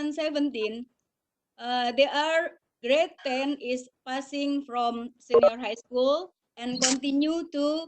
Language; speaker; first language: English; non-native, learner; Indonesian